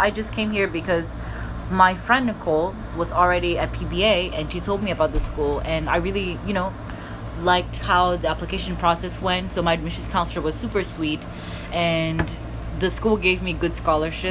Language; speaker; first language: English; non-native, fluent; Portuguese